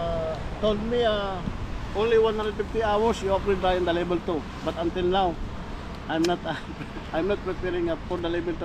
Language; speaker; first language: English; non-native, learner; Filipino